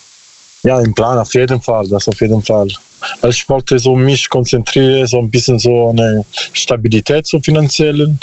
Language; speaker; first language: German; non-native, learner; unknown